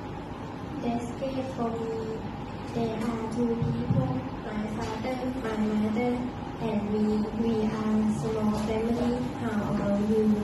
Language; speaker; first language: English; non-native, learner; Thai